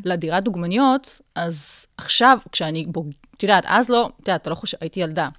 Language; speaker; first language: Hebrew; early bilingual, other home language; Russian